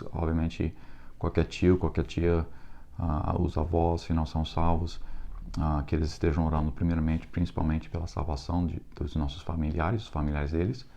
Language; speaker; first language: Portuguese; non-native, fluent; English